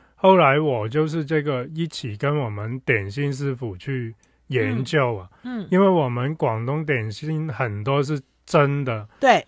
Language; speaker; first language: Chinese; non-native, local second language; Cantonese